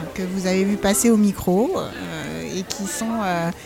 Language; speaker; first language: French; non-native, fluent; Spanish